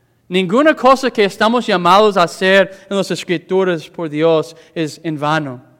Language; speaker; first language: Spanish; non-native, fluent; English